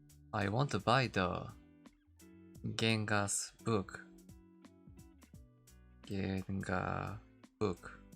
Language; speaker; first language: English; non-native, learner; Korean